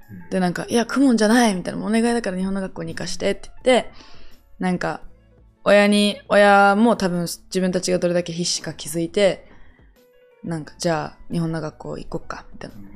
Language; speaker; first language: Japanese; early bilingual, other home language; English